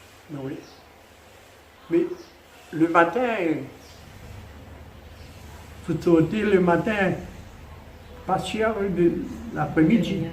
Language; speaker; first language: French; non-native, local second language; Morisyen